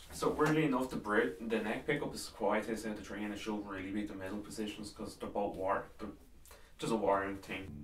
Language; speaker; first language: English; native; English